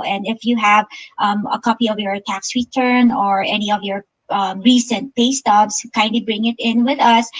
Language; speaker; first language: English; non-native, local second language; Filipino